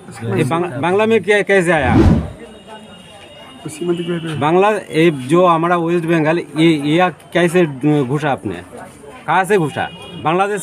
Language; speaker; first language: Hindi; non-native, local second language; Bangla